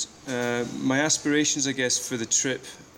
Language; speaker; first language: English; native; English